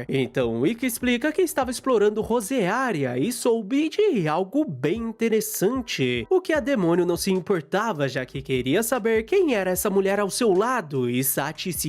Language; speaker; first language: Portuguese; native; Portuguese